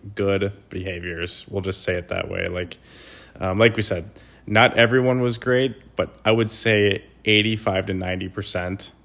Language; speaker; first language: English; native; English